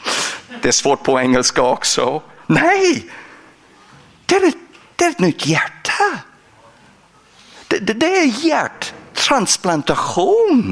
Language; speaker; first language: Swedish; non-native, fluent; English